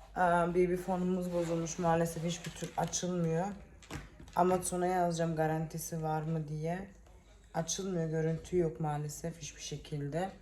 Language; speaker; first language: Turkish; early bilingual, heritage; Turkish